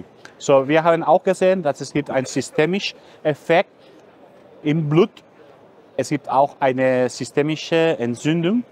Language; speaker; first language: German; non-native, fluent; Spanish